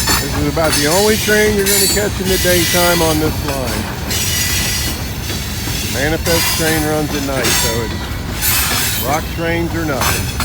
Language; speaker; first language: English; native; English